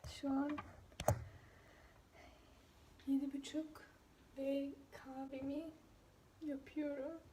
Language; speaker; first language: Turkish; non-native, fluent; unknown